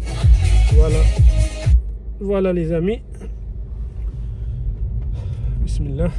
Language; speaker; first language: French; non-native, fluent; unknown